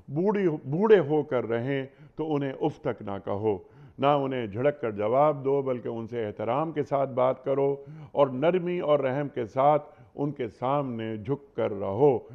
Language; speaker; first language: Urdu; native; Urdu